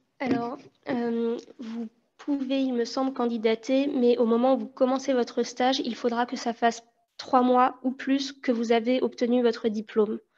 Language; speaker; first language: French; native; French